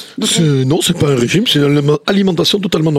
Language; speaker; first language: French; native; French